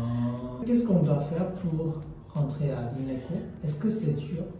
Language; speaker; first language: French; non-native, learner; Korean